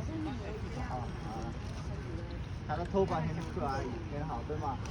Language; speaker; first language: Chinese; non-native, learner; Bangla